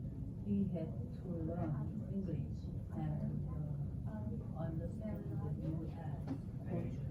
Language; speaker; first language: English; non-native, learner; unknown